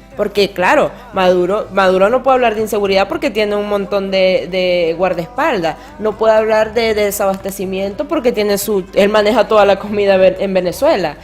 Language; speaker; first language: Spanish; native; Spanish